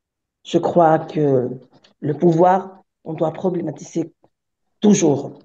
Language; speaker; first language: French; non-native, fluent; Spanish